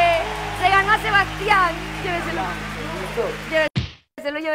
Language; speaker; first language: Spanish; native; Spanish